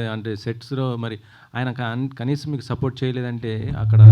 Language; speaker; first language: Telugu; native; Telugu